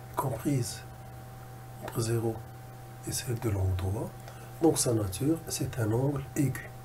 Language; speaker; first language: French; non-native, local second language; Arabic